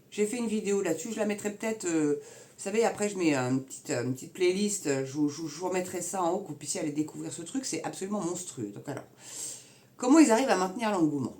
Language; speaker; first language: French; native; French